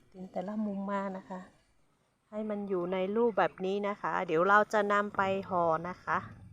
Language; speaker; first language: Thai; non-native, local second language; Hmong